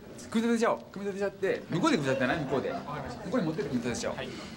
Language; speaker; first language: Japanese; native; Japanese